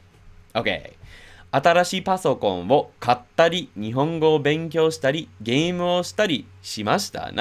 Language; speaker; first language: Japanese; non-native, fluent; English